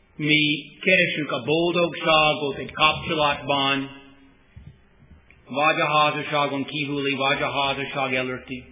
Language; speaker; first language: Hungarian; non-native, fluent; English